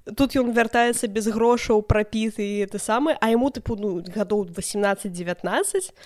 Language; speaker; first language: Belarusian; non-native, local second language; Russian